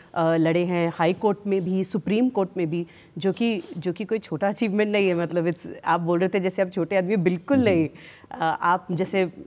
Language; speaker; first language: Hindi; native; Hindi